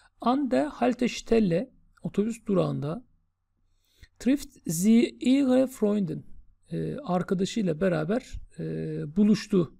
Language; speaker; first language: German; non-native, fluent; Turkish